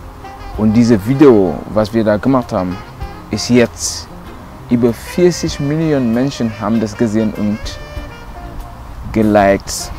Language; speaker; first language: German; non-native, local second language; Wolof